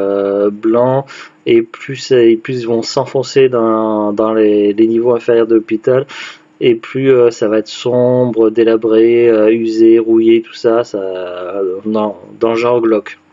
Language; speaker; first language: French; native; French